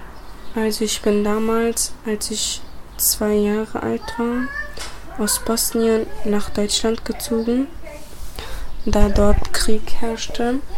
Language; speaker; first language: German; early bilingual, other home language; Bosnian